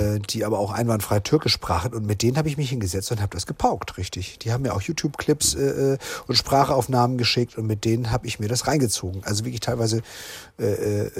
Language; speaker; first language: German; native; German